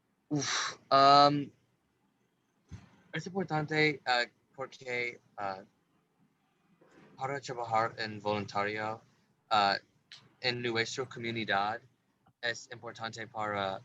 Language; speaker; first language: Spanish; non-native, learner; English